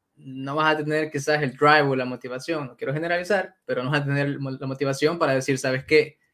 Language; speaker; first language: Spanish; native; Spanish